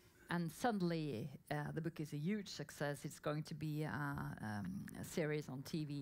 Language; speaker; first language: English; non-native, fluent; Norwegian